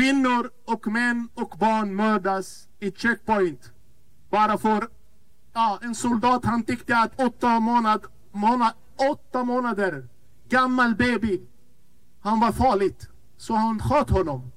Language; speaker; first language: Swedish; non-native, fluent; Arabic